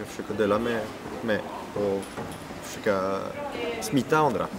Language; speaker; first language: Swedish; non-native, fluent; French